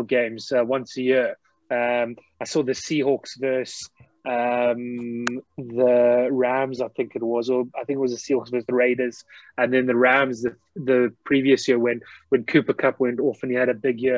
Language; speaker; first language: English; native; English